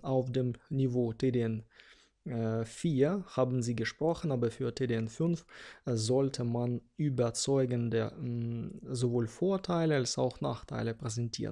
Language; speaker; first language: German; non-native, fluent; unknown